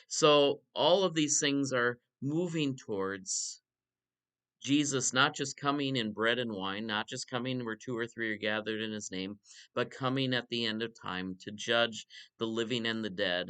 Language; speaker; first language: English; native; English